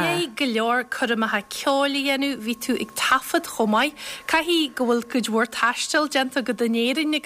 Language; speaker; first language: Irish; native; Irish